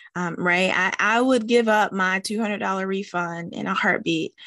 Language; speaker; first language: English; native; English